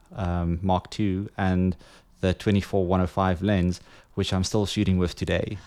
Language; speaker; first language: English; non-native, local second language; Afrikaans